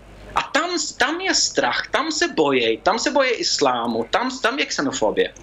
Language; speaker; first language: Czech; early bilingual, heritage; Czech